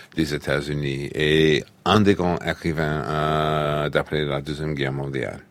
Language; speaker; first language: French; non-native, fluent; English